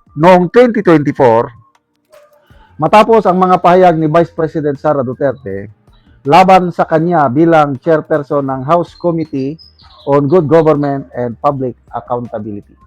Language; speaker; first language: Filipino; native; Filipino